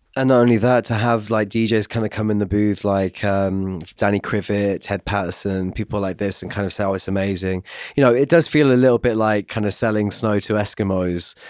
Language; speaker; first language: English; native; English